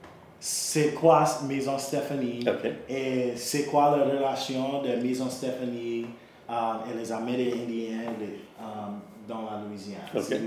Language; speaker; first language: French; non-native, local second language; English